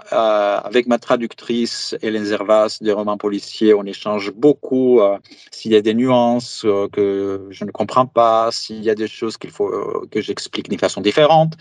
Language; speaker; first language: French; non-native, fluent; Greek